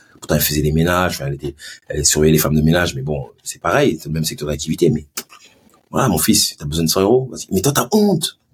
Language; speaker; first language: French; early bilingual, other home language; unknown